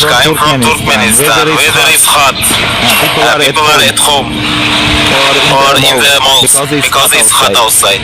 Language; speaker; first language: English; non-native, learner; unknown